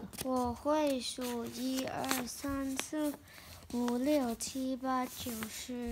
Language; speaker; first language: Chinese; non-native, learner; English